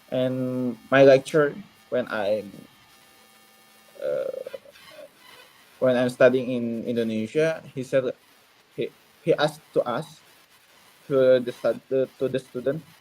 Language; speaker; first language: English; non-native, learner; Indonesian